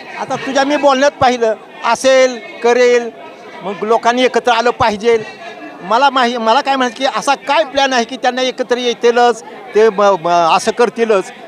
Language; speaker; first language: Marathi; native; Marathi